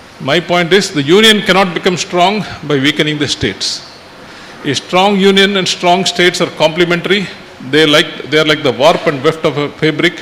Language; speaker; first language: English; non-native, local second language; Tamil